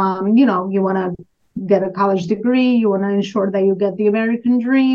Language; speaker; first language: English; non-native, fluent; Albanian